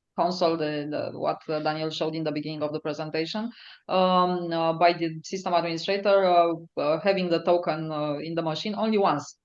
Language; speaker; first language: English; non-native, fluent; Romanian